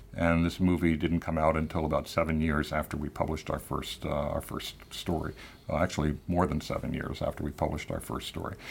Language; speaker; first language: English; native; English